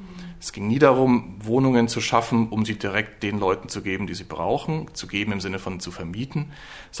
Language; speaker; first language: German; native; German